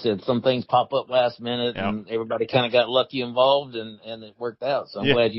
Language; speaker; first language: English; native; English